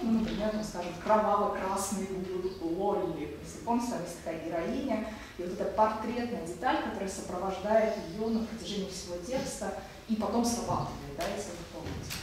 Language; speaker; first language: Russian; native; Russian